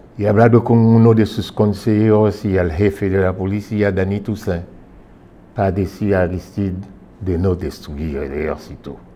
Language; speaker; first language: Spanish; non-native, fluent; Haitian Creole